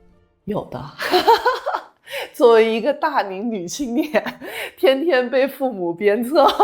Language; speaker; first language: Chinese; native; Chinese